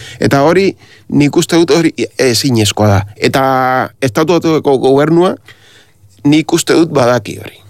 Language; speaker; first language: Basque; non-native, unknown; Spanish